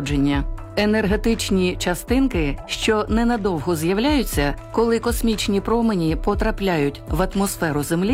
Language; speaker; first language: Ukrainian; native; Ukrainian